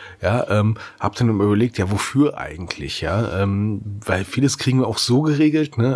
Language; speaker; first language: German; native; German